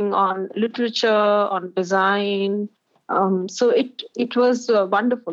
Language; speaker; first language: English; non-native, local second language; Hindi